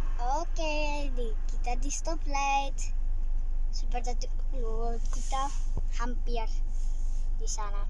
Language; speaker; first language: Indonesian; early bilingual, heritage; Indonesian